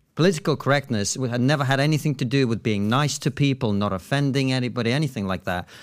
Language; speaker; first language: English; non-native, fluent; Russian